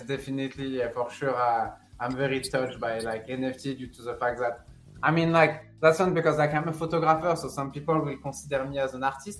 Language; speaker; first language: English; non-native, fluent; French